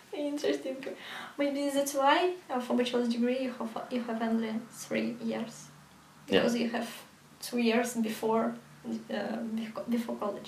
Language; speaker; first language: English; non-native, learner; Russian